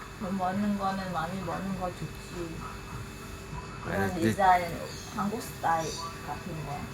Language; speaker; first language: Korean; non-native, fluent; Vietnamese